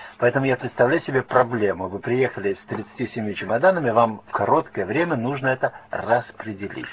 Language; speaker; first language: Russian; native; Russian